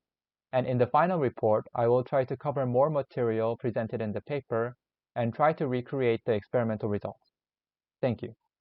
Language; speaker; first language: English; non-native, learner; Korean